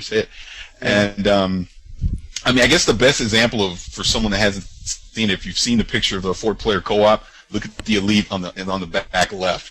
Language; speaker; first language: English; native; English